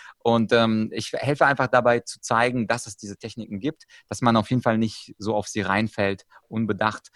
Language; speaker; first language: German; early bilingual, other home language; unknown